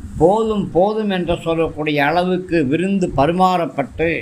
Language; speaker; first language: Tamil; native; Tamil